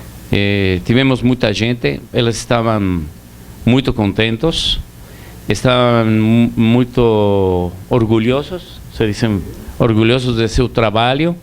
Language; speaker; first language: Portuguese; non-native, learner; Spanish